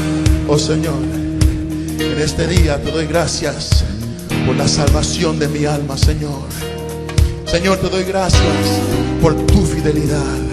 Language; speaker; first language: Spanish; native; Spanish